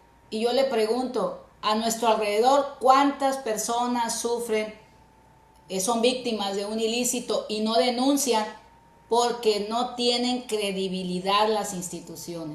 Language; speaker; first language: Spanish; native; Spanish